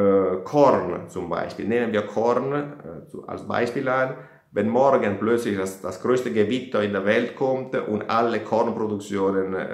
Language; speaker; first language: German; non-native, fluent; Italian